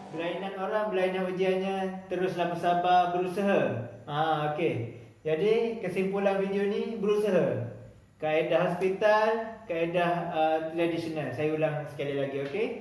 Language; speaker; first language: Malay; native; Malay